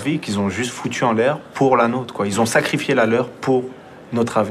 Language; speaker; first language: French; early bilingual, other home language; Arabic